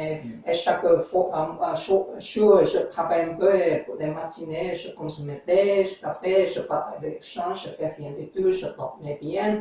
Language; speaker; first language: French; non-native, learner; English